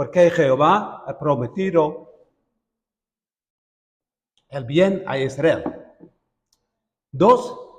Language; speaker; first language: Spanish; non-native, fluent; Dutch